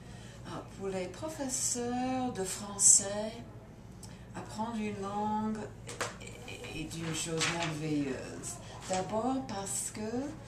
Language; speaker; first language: French; non-native, fluent; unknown